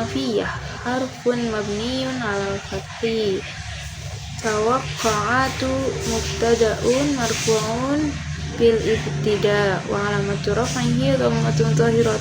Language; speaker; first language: Arabic; non-native, learner; Indonesian